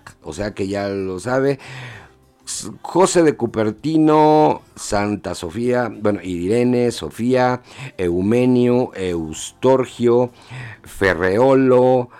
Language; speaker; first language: Spanish; native; Spanish